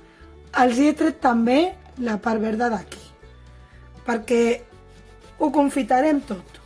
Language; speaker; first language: Catalan; native; Catalan